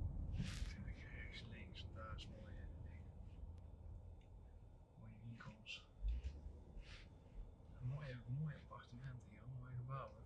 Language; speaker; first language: Dutch; non-native, learner; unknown